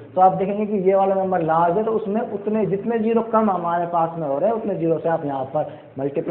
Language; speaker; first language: Hindi; native; Hindi